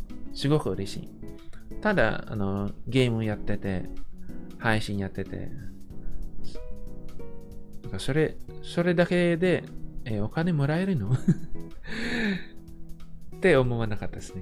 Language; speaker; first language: Japanese; non-native, fluent; English